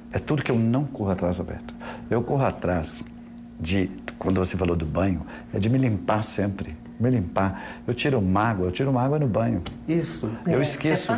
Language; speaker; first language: Portuguese; native; Portuguese